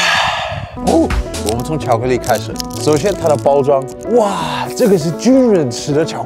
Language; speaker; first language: Chinese; non-native, fluent; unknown